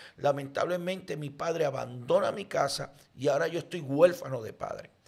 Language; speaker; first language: Spanish; native; Spanish